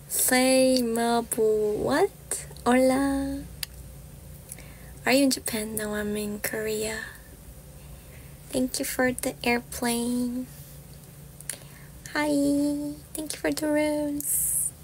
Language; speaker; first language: English; non-native, fluent; Georgian